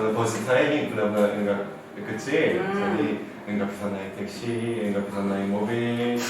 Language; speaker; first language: Indonesian; non-native, learner; Korean